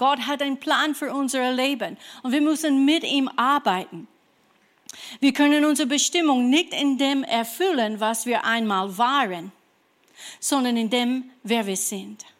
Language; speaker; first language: German; non-native, fluent; English